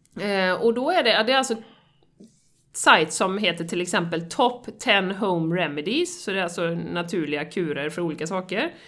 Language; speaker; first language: Swedish; native; Swedish